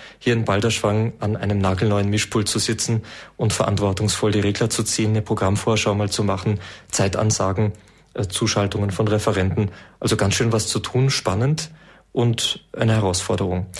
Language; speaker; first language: German; native; German